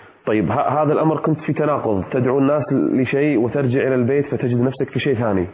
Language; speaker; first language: Arabic; native; Arabic